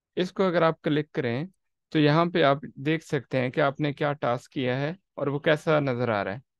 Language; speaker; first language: Urdu; non-native, local second language; Saraiki